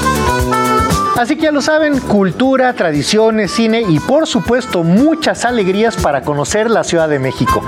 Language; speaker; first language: Spanish; native; Spanish